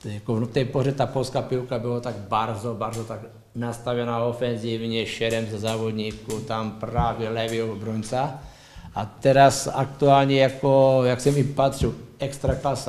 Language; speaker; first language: Polish; non-native, learner; Czech